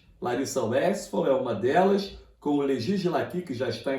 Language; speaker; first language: Portuguese; native; Portuguese